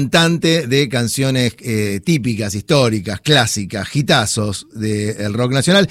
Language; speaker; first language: Spanish; native; Spanish